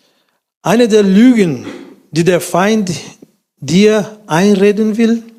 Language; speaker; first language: German; non-native, fluent; Portuguese